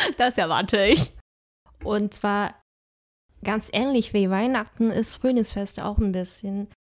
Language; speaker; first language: German; non-native, fluent; Chinese